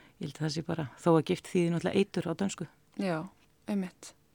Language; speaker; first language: Icelandic; native; Icelandic